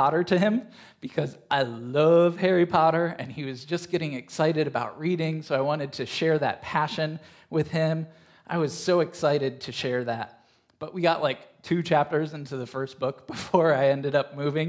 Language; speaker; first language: English; native; English